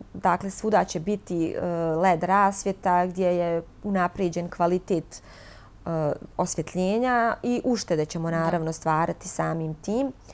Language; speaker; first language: Croatian; native; Croatian